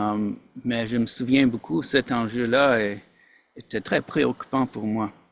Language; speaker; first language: French; non-native, fluent; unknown